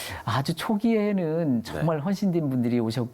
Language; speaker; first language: Korean; native; Korean